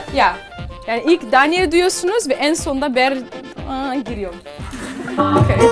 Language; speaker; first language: Turkish; early bilingual, heritage; Turkish